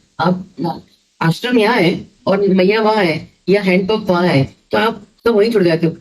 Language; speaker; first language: Hindi; native; Hindi